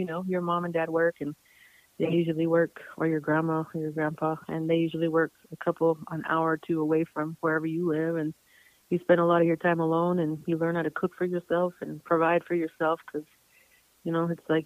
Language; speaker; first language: English; native; English